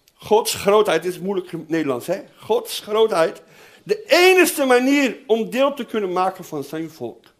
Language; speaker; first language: Dutch; non-native, fluent; Portuguese